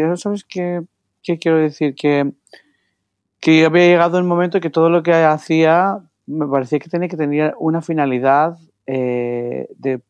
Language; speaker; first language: Spanish; non-native, fluent; Greek